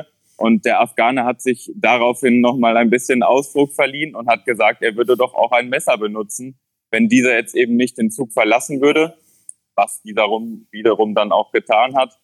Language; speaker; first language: German; native; German